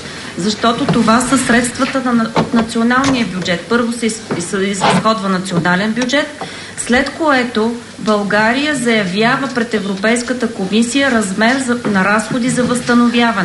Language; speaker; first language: Bulgarian; native; Bulgarian